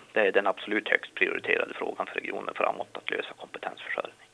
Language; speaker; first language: Swedish; native; Swedish